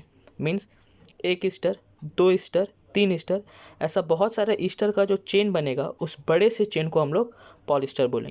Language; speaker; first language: Hindi; native; Hindi